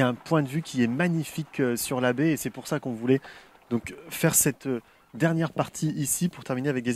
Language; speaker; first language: French; native; French